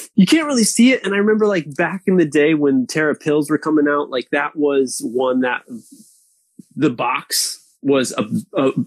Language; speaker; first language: English; native; English